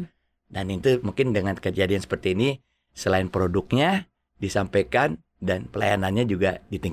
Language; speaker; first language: Indonesian; native; Indonesian